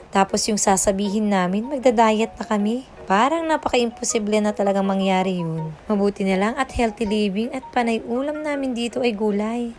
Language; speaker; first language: Filipino; non-native, local second language; Iloko